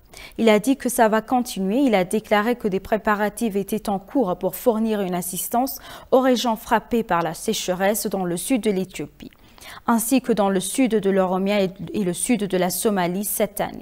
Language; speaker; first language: French; non-native, fluent; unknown